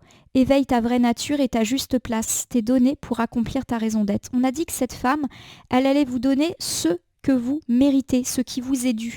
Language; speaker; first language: French; native; French